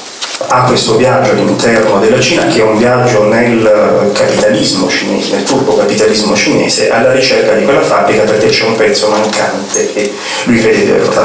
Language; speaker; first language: Italian; native; Italian